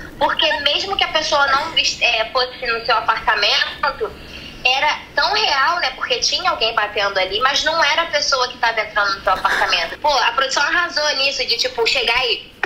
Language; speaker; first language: Portuguese; native; Portuguese